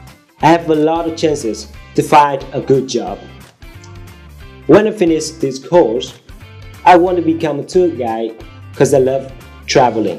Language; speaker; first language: English; non-native, learner; Vietnamese